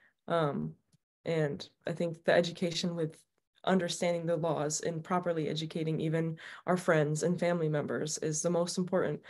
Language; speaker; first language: English; native; English